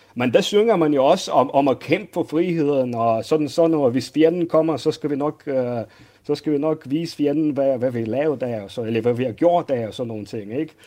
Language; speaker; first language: Danish; non-native, fluent; Russian